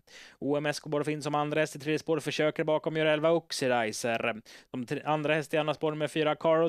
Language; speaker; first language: Swedish; native; Swedish